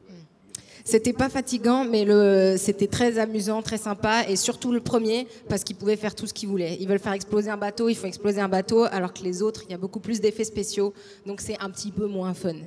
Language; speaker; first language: French; native; French